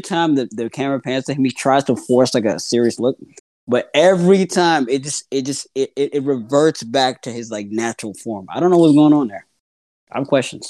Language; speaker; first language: English; non-native, local second language; Akan